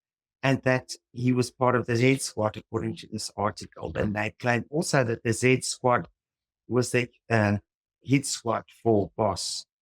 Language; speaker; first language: English; non-native, local second language; Afrikaans